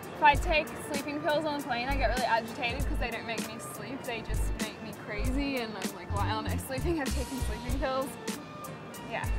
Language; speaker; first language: English; native; English